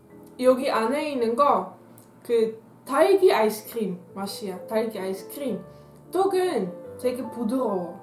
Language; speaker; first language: Korean; non-native, learner; Dutch